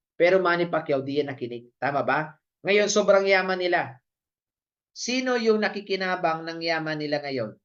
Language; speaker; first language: Filipino; non-native, local second language; Bikol